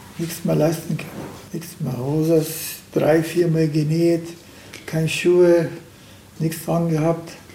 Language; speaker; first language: German; non-native, learner; Turkish